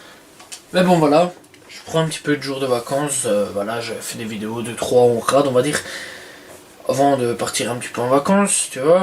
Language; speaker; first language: French; native; French